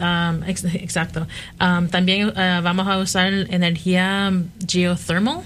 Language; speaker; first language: Spanish; early bilingual, heritage; Spanish